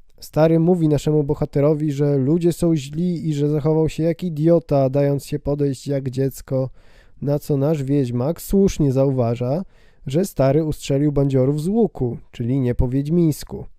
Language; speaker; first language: Polish; native; Polish